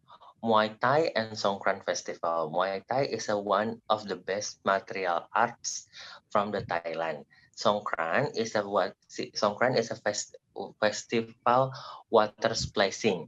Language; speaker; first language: English; non-native, learner; Indonesian